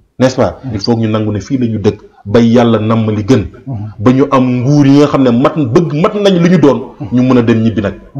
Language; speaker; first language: Wolof; non-native, local second language; Fula